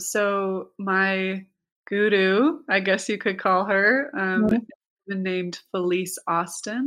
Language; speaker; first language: English; native; English